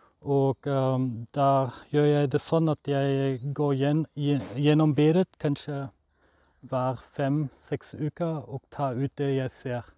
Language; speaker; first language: Norwegian; non-native, fluent; German